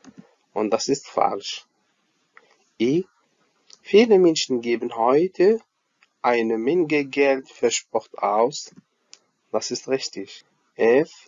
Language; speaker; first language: German; non-native, fluent; Arabic